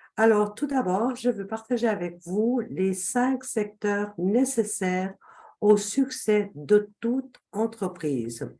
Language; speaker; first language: French; non-native, fluent; Spanish